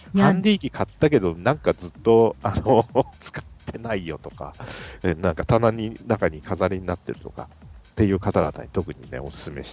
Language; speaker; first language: Japanese; native; Japanese